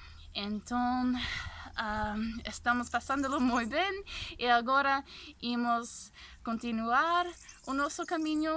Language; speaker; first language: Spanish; non-native, fluent; English